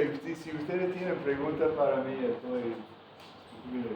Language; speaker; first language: Spanish; non-native, fluent; English